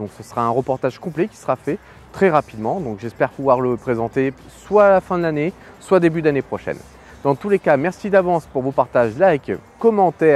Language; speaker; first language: French; native; French